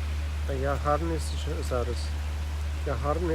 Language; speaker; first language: Ukrainian; non-native, learner; English